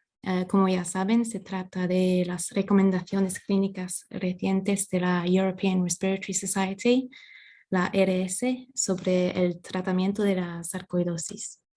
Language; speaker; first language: Spanish; non-native, fluent; English